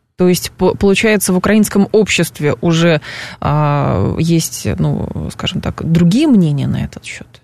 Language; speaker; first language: Russian; native; Russian